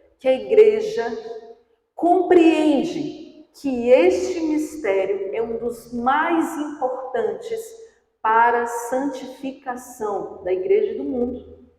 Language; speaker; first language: Portuguese; native; Portuguese